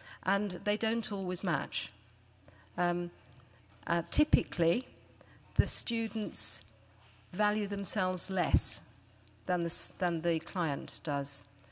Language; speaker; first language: English; native; English